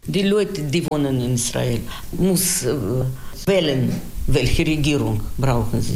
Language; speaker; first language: German; non-native, learner; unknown